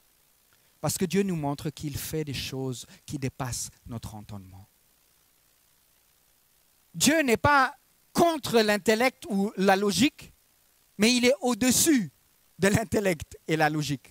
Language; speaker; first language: French; native; French